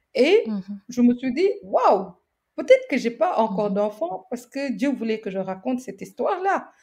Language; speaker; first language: French; non-native, local second language; Wolof